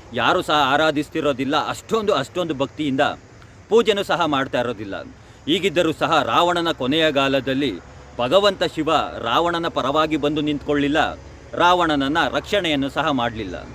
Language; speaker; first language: Kannada; native; Kannada